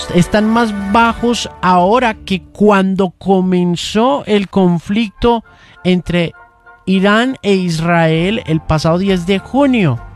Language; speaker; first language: Spanish; native; Spanish